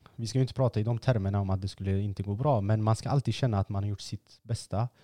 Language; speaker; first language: Swedish; early bilingual, other home language; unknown